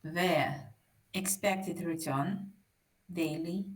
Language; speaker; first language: English; non-native, fluent; Russian